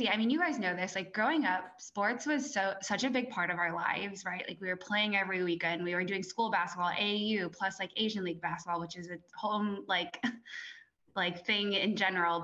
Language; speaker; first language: English; native; English